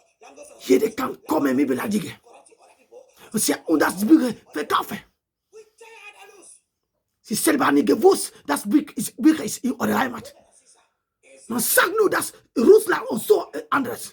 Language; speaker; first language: German; non-native, learner; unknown